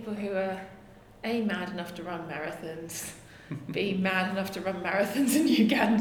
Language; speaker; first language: English; native; English